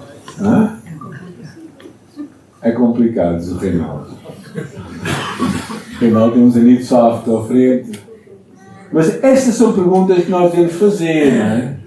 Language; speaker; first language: Portuguese; native; Portuguese